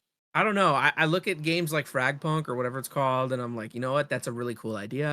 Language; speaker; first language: English; native; English